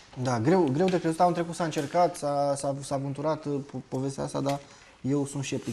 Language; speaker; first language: Romanian; native; Romanian